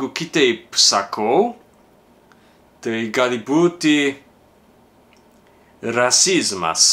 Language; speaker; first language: Lithuanian; non-native, fluent; Japanese